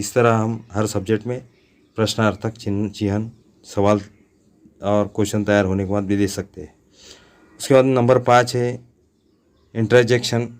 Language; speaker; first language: Hindi; non-native, local second language; Urdu